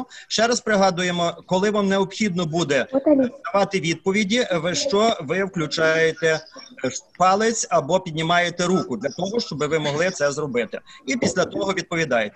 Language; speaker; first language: Ukrainian; native; Ukrainian